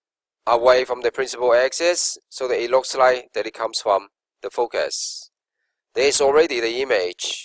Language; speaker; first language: English; non-native, local second language; Cantonese